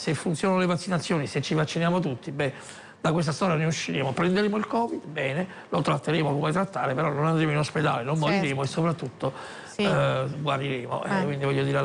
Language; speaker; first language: Italian; native; Italian